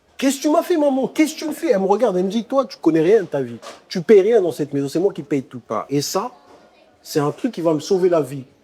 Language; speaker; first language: French; early bilingual, other home language; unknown